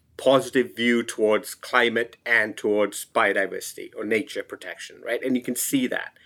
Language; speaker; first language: English; non-native, local second language; Tamil